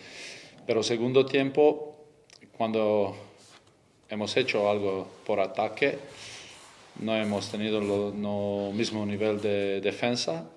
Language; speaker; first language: Spanish; non-native, learner; Croatian